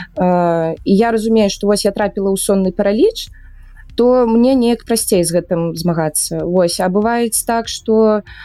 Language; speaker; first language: Belarusian; native; Belarusian